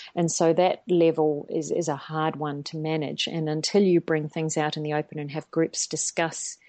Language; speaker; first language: English; native; English